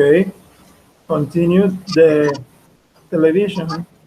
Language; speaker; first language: English; non-native, fluent; Spanish